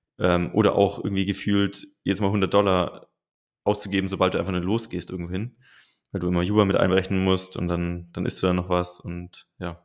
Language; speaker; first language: German; native; German